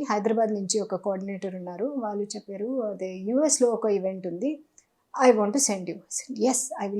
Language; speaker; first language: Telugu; non-native, learner; Hindi